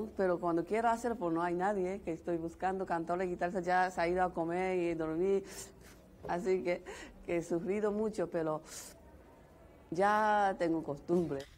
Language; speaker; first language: Spanish; non-native, learner; Japanese